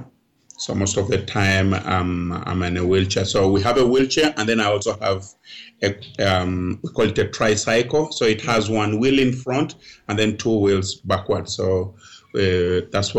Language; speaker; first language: English; non-native, local second language; Ganda